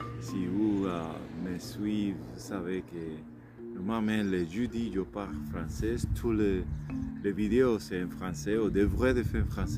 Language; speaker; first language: French; non-native, learner; Spanish